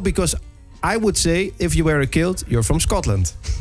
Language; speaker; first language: English; non-native, fluent; Dutch